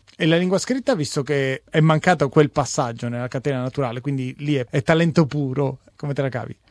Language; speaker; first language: Italian; native; Italian